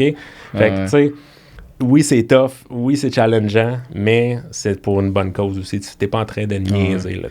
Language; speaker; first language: French; native; French